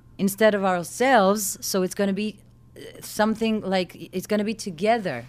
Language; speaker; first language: English; non-native, fluent; Hebrew